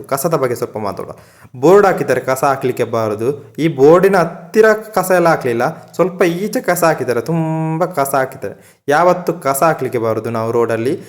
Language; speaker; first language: Kannada; non-native, local second language; Tulu